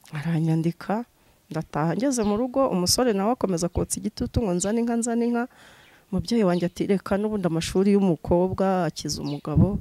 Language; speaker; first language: Kinyarwanda; native; Kinyarwanda